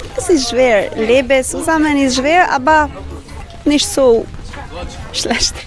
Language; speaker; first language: German; non-native, learner; Albanian